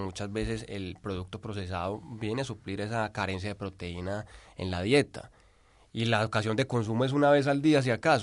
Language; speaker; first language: Spanish; native; Spanish